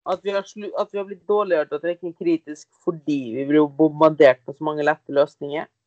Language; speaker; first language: Norwegian; early bilingual, other home language; German